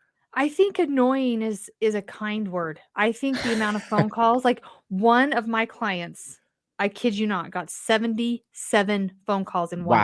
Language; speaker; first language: English; native; English